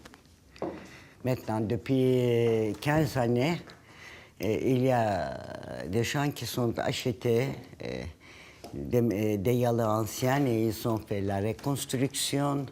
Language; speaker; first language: French; non-native, fluent; Turkish